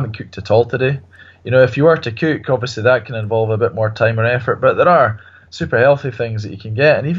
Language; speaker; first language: English; native; English